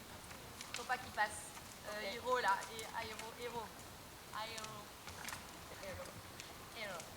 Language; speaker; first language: French; native; French